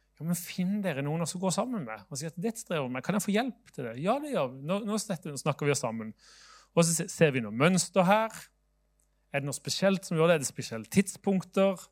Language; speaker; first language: Norwegian; native; Norwegian